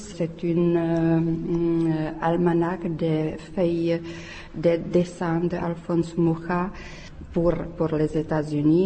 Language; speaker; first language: French; non-native, learner; Czech